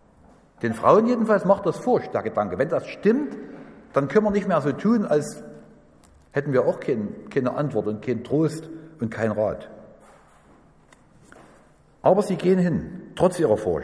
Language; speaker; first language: German; native; German